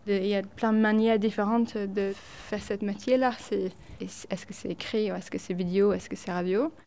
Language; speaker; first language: French; non-native, fluent; English